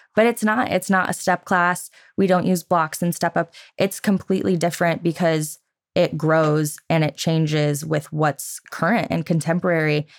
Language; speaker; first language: English; native; English